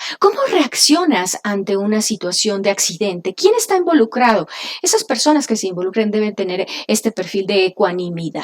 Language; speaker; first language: Spanish; native; Spanish